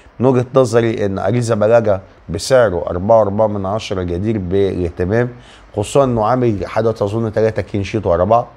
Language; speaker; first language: Arabic; native; Arabic